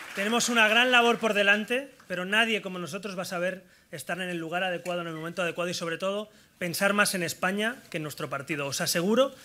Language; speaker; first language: Spanish; native; Spanish